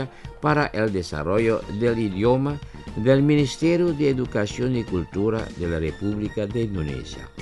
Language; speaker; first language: Spanish; non-native, fluent; Indonesian